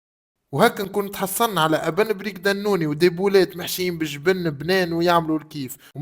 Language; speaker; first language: Arabic; native; Arabic